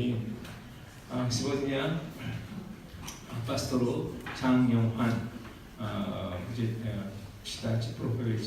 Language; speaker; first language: Russian; non-native, learner; Korean